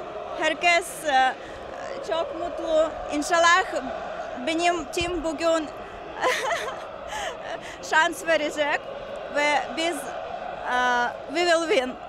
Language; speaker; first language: Turkish; non-native, learner; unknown